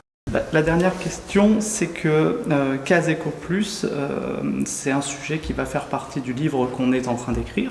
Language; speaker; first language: French; native; French